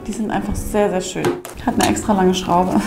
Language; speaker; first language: German; native; German